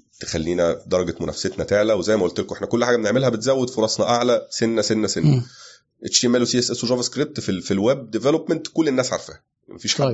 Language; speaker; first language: Arabic; native; Arabic